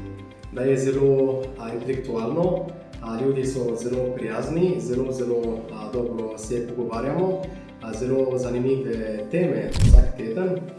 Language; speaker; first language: Slovenian; non-native, learner; Arabic